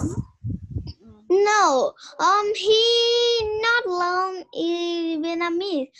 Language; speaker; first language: English; non-native, learner; Vietnamese